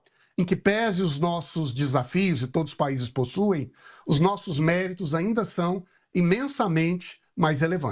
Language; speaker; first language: Portuguese; native; Portuguese